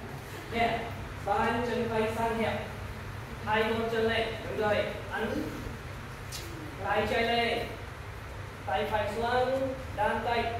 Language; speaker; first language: Vietnamese; non-native, learner; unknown